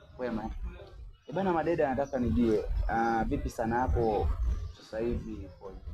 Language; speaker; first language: Swahili; native; Swahili